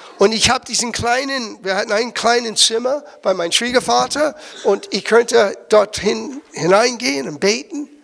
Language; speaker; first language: German; non-native, fluent; English